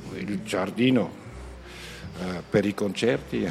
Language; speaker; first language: Italian; non-native, learner; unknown